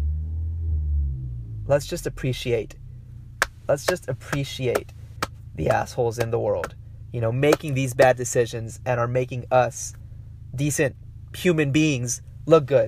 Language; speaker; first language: English; non-native, fluent; Spanish